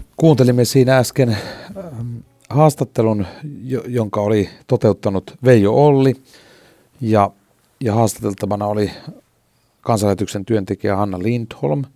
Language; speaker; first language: Finnish; native; Finnish